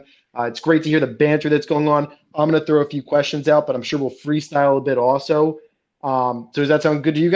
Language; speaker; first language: English; native; English